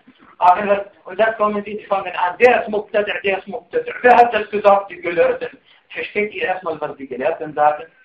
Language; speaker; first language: German; non-native, fluent; Arabic